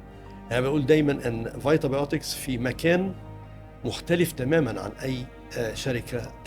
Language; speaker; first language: Arabic; native; Arabic